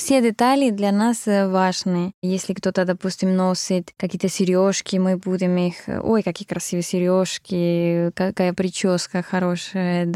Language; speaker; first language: Russian; non-native, fluent; Spanish